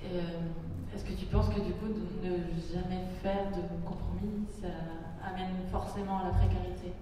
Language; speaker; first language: French; native; French